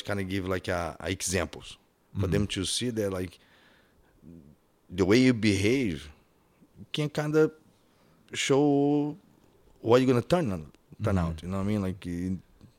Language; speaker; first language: English; non-native, fluent; Portuguese